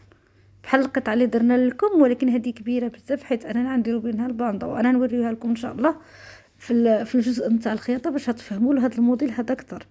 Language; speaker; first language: Arabic; native; Arabic